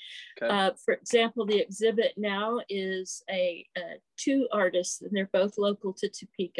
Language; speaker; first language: English; native; English